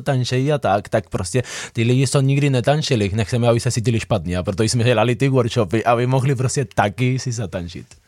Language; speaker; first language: Czech; non-native, fluent; Spanish